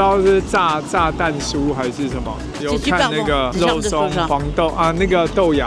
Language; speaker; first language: Chinese; native; Chinese